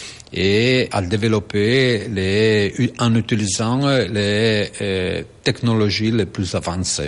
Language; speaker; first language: French; non-native, fluent; Italian